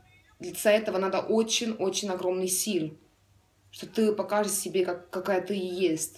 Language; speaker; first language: Russian; non-native, learner; Estonian